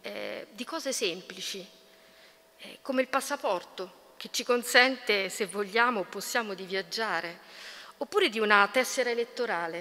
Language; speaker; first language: Italian; native; Italian